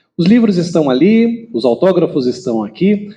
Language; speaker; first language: Portuguese; native; Portuguese